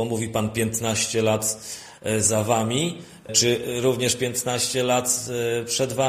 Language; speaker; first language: Polish; native; Polish